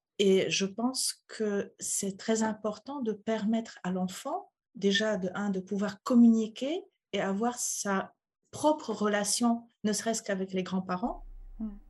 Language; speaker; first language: French; non-native, fluent; Polish